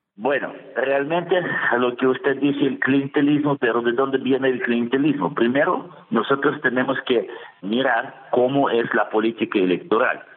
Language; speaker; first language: Spanish; non-native, fluent; Russian